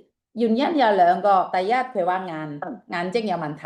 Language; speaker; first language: Cantonese; non-native, fluent; Indonesian